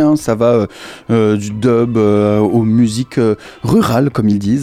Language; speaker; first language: French; native; French